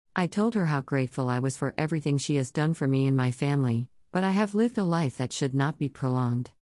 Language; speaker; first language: English; native; English